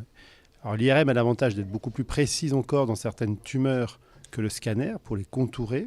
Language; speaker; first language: French; native; French